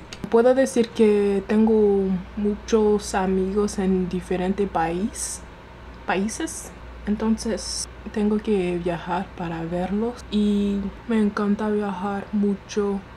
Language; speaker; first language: Spanish; non-native, learner; French